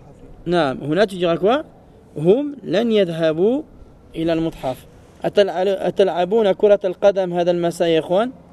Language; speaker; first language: Arabic; early bilingual, heritage; Arabic